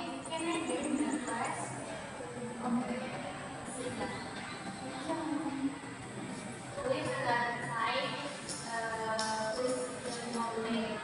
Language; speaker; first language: English; non-native, learner; Indonesian